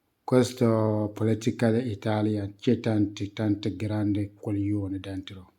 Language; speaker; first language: Italian; non-native, learner; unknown